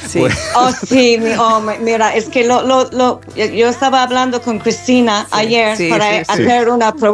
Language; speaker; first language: Spanish; non-native, fluent; English